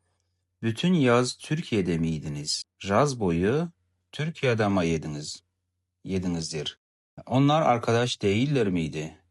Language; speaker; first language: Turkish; non-native, fluent; Kazakh